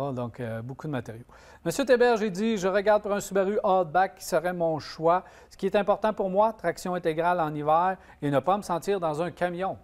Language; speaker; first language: French; native; French